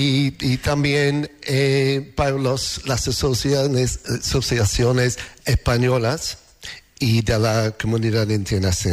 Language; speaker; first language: Spanish; non-native, learner; English